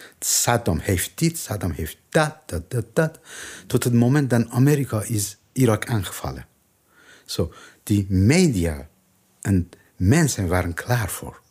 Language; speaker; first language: Dutch; non-native, learner; Persian